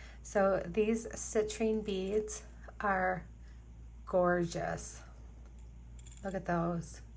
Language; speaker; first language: English; native; English